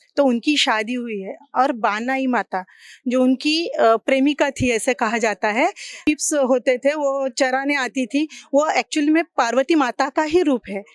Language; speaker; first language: Hindi; non-native, local second language; Marathi